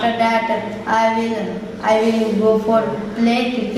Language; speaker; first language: English; non-native, learner; Hindi